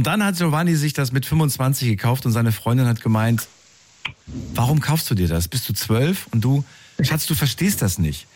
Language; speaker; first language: German; native; German